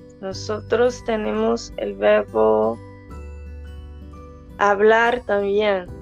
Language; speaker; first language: Spanish; non-native, fluent; Portuguese